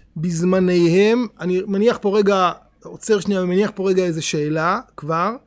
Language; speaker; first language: Hebrew; native; Hebrew